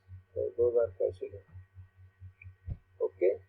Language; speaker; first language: English; non-native, local second language; Marathi